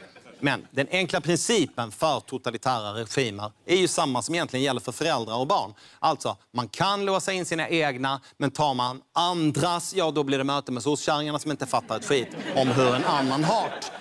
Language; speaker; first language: Swedish; native; Swedish